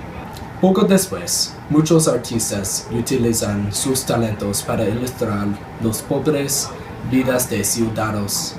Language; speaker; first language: Spanish; non-native, learner; English